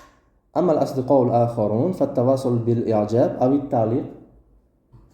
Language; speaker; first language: Arabic; non-native, fluent; Uzbek